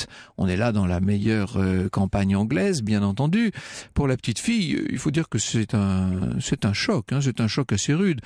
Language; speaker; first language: French; native; French